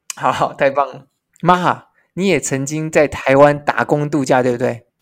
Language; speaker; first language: Chinese; native; Chinese